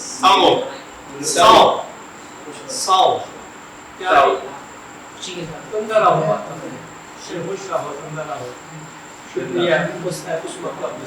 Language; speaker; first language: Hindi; non-native, learner; Turkish